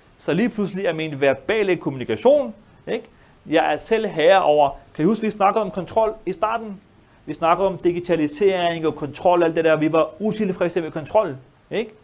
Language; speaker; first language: Danish; early bilingual, other home language; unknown